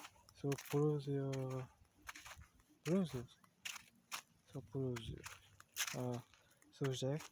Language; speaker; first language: French; non-native, learner; Portuguese